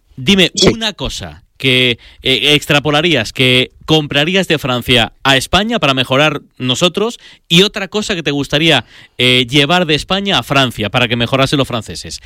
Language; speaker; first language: Spanish; native; Spanish